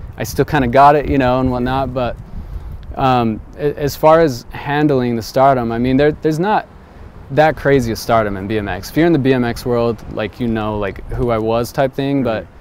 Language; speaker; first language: English; native; English